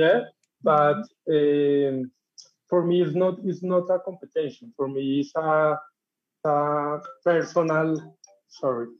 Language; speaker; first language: English; non-native, learner; Spanish